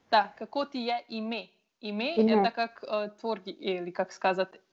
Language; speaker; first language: Russian; non-native, learner; Slovenian